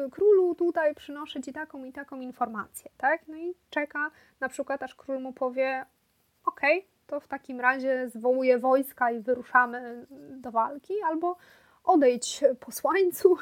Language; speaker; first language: Polish; native; Polish